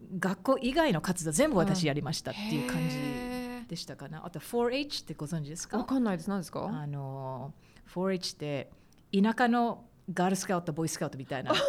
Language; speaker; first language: Japanese; early bilingual, heritage; Japanese